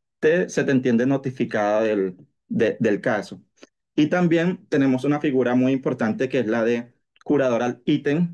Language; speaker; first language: Spanish; native; Spanish